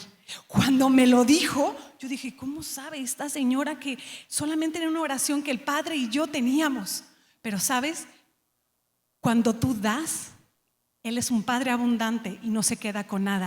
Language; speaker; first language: Spanish; native; Spanish